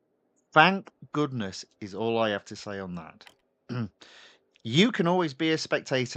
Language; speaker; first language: English; native; English